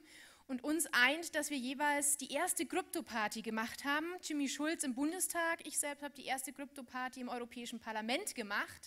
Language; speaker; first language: German; native; German